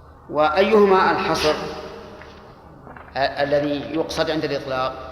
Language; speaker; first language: Arabic; native; Arabic